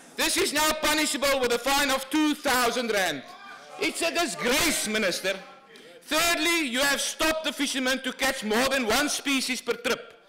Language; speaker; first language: English; non-native, local second language; Afrikaans